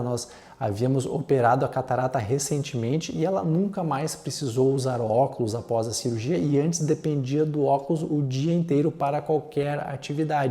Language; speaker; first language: Portuguese; native; Portuguese